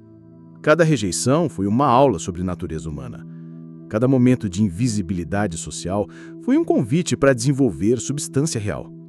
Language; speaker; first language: Portuguese; native; Portuguese